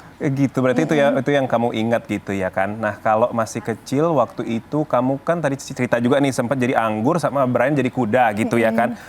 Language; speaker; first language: Indonesian; native; Indonesian